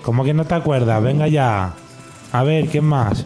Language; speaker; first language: Spanish; native; Spanish